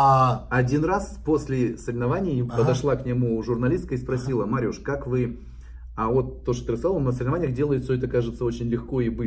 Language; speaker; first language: Russian; native; Russian